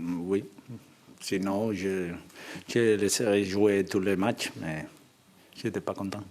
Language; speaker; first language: French; non-native, fluent; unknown